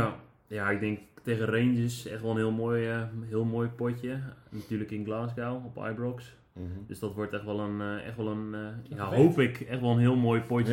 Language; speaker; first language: Dutch; native; Dutch